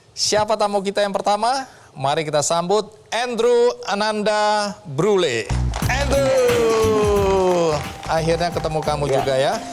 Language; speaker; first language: Indonesian; native; Indonesian